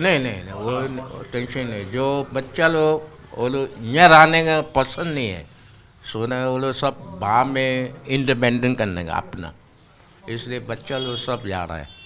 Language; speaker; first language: Hindi; non-native, local second language; Chinese